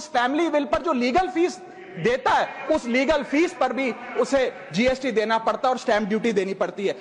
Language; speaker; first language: Hindi; native; Hindi